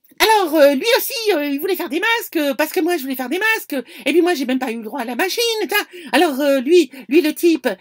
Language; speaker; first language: French; native; French